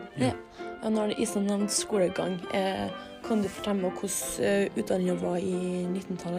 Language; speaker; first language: Norwegian; early bilingual, other home language; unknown